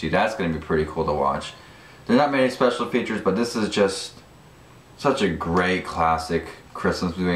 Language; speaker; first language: English; native; English